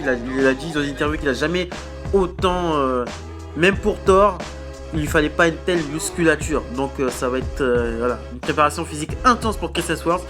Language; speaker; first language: French; native; French